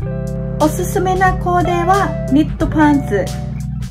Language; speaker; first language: Japanese; non-native, fluent; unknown